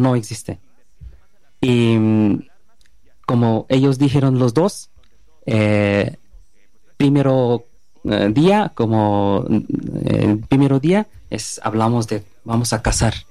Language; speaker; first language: Spanish; non-native, learner; Bangla